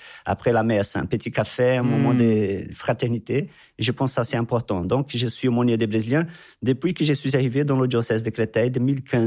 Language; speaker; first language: French; non-native, fluent; Portuguese